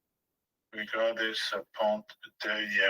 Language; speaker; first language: French; non-native, learner; English